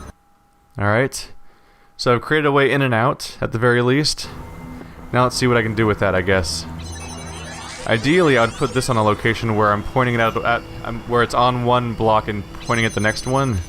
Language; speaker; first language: English; native; English